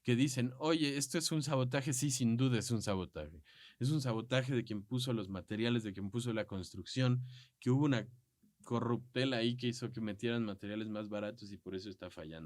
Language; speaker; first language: Spanish; native; Spanish